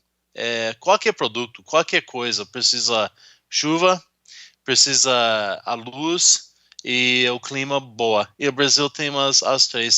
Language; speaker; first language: Portuguese; non-native, fluent; English